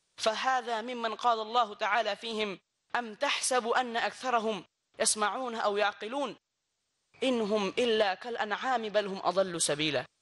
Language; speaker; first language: Arabic; non-native, fluent; Bangla